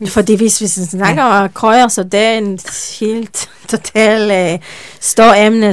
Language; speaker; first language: Danish; non-native, learner; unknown